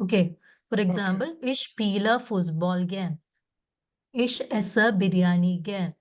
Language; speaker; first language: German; non-native, fluent; Malayalam